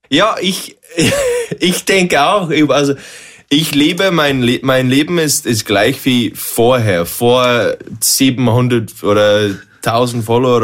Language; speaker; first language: German; non-native, learner; English